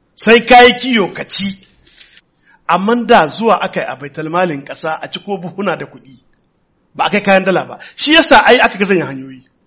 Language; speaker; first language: Hausa; non-native, local second language; Tamasheq